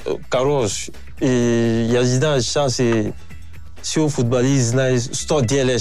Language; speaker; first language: Russian; non-native, learner; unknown